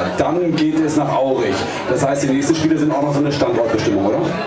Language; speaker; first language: German; native; German